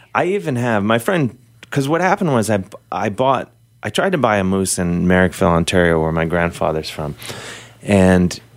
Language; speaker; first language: English; native; English